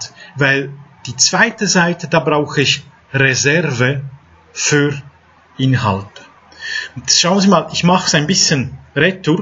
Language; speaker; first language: German; non-native, fluent; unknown